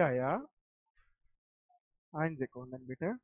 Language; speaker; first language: German; non-native, learner; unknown